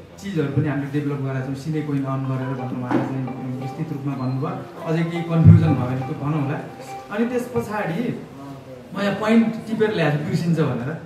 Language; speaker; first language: Nepali; native; Nepali